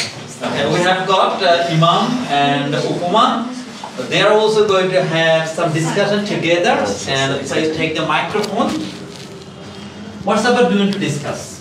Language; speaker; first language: English; non-native, fluent; Bangla